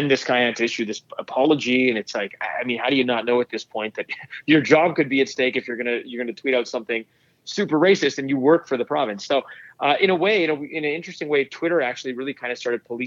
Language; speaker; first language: English; native; English